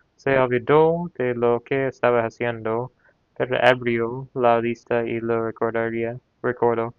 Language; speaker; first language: Spanish; non-native, learner; English